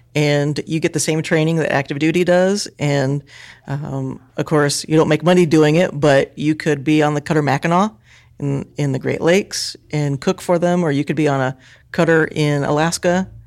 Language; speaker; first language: English; native; English